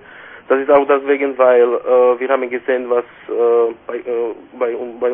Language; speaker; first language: German; non-native, fluent; Slovak